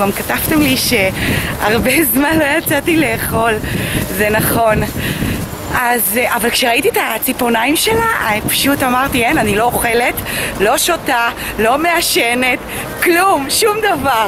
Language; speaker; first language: Hebrew; native; Hebrew